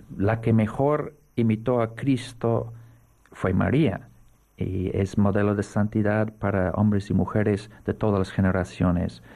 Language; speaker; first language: Spanish; non-native, fluent; English